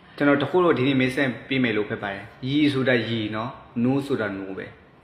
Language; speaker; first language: Burmese; non-native, local second language; Rohingya